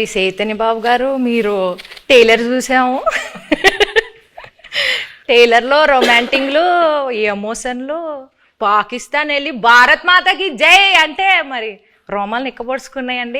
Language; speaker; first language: Telugu; native; Telugu